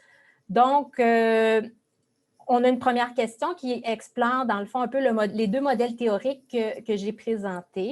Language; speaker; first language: French; native; French